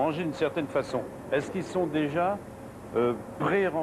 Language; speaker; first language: French; native; French